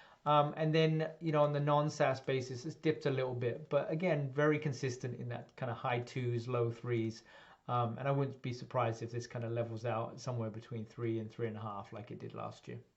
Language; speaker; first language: English; native; English